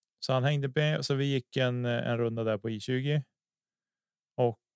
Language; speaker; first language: Swedish; native; Swedish